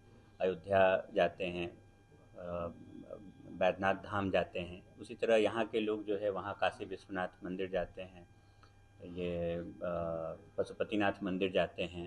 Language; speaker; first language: Hindi; native; Hindi